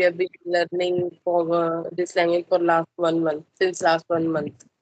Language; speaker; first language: English; non-native, local second language; Hindi